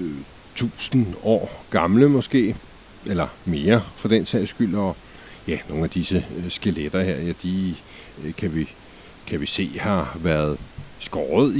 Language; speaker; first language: Danish; native; Danish